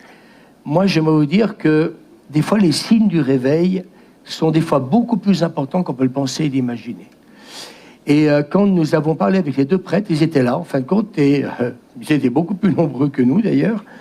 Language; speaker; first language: French; native; French